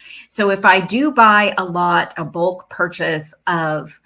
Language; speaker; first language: English; native; English